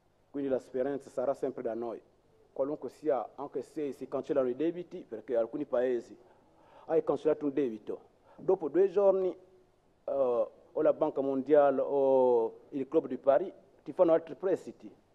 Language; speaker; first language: Italian; non-native, fluent; French